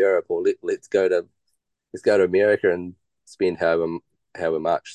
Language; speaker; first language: English; native; English